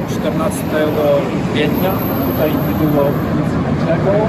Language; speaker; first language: Polish; non-native, learner; Ukrainian